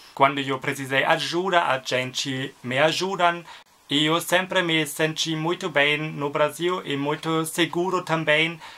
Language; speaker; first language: Portuguese; non-native, learner; German